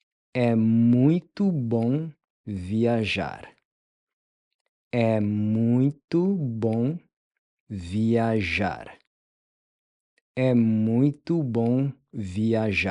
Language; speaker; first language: Portuguese; non-native, fluent; English